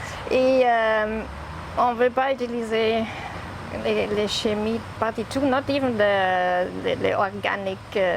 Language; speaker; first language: French; non-native, learner; English